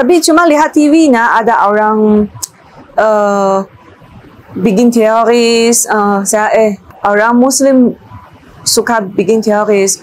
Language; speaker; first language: Indonesian; non-native, learner; Chinese